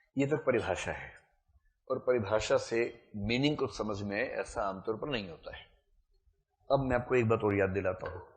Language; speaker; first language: Hindi; native; Hindi